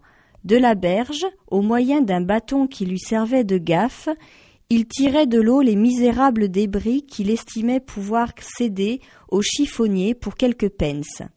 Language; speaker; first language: French; native; French